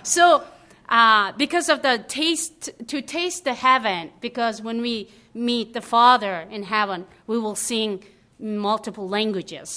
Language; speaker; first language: English; non-native, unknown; Mongolian